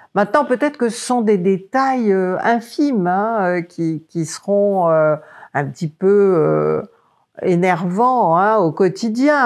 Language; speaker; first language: French; native; French